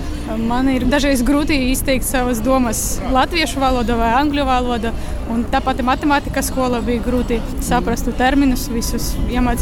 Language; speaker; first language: Latvian; non-native, local second language; Russian